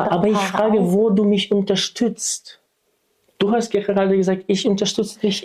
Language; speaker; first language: German; non-native, fluent; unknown